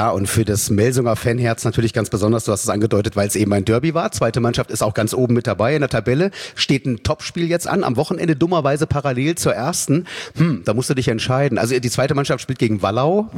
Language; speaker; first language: German; native; German